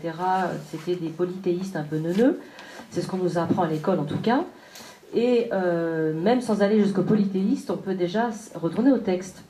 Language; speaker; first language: French; native; French